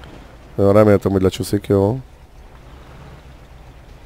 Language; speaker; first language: Hungarian; native; Hungarian